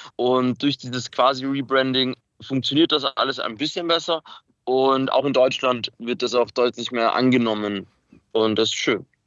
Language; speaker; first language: German; early bilingual, other home language; Macedonian